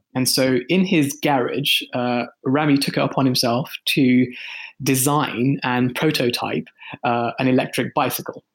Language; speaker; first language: English; early bilingual, other home language; Hindi